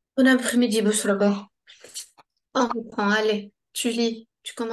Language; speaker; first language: French; non-native, local second language; Arabic